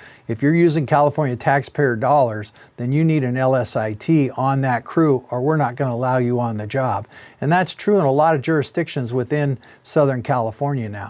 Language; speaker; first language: English; native; English